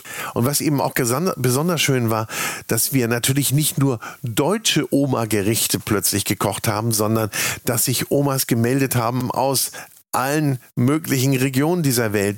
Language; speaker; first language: German; native; German